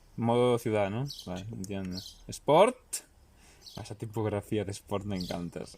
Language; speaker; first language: Spanish; non-native, local second language; Galician